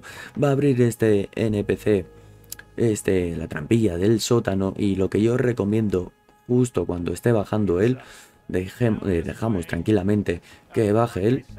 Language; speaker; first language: Spanish; native; Spanish